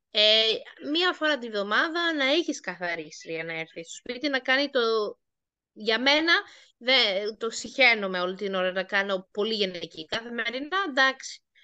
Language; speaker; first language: Greek; native; Greek